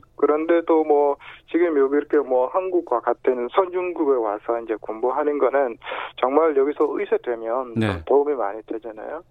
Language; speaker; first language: Korean; non-native, fluent; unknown